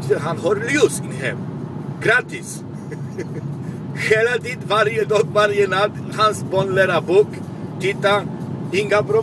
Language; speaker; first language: Swedish; non-native, local second language; Polish